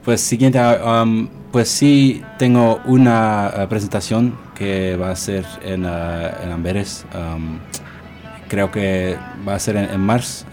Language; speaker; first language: Spanish; early bilingual, heritage; Spanish